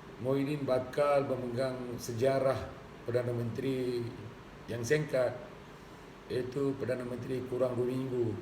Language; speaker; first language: Malay; non-native, local second language; Tamil